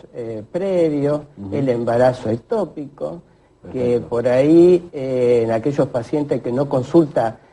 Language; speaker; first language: Spanish; native; Spanish